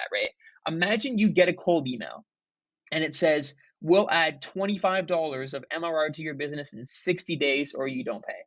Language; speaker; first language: English; native; English